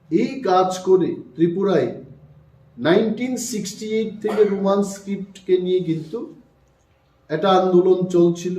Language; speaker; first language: Bangla; non-native, local second language; Kok Borok